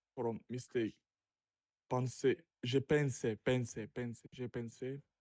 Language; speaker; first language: French; non-native, learner; Russian